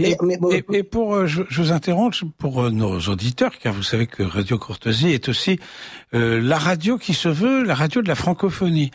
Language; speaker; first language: French; native; French